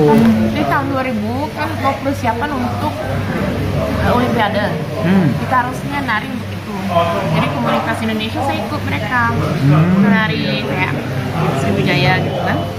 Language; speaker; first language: Indonesian; early bilingual, heritage; English